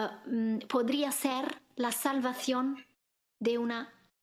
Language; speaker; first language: Spanish; non-native, fluent; Italian